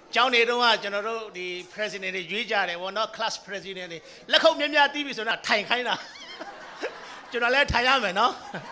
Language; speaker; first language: Burmese; non-native, local second language; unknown